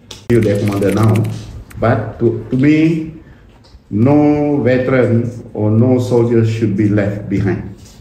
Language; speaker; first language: English; non-native, local second language; Iban